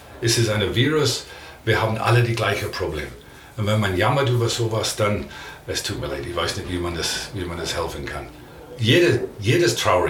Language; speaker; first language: German; non-native, learner; English